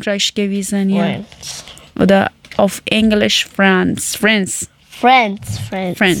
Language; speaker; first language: German; early bilingual, other home language; Persian